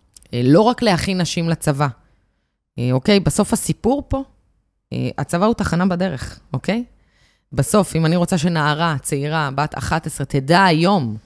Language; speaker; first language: Hebrew; native; Hebrew